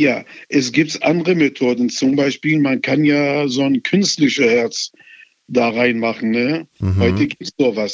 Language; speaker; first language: German; non-native, fluent; Arabic